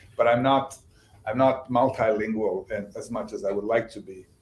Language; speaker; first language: English; non-native, fluent; Bosnian